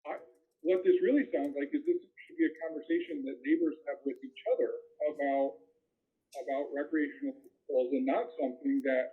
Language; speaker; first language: English; native; English